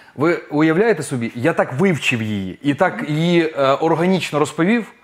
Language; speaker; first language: Ukrainian; non-native, local second language; Russian